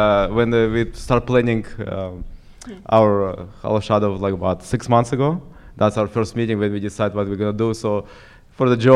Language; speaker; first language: English; non-native, fluent; Ukrainian